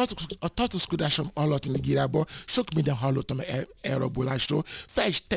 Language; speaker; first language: Hungarian; non-native, fluent; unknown